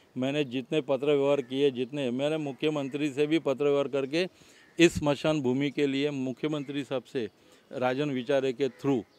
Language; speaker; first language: Hindi; non-native, local second language; Marathi